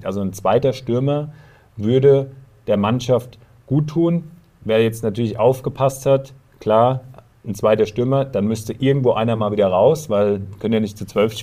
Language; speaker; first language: German; native; German